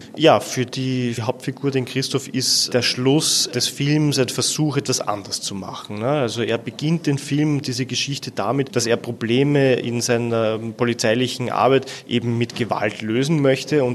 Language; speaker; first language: German; native; German